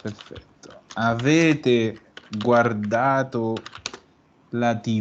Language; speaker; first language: Italian; non-native, fluent; Spanish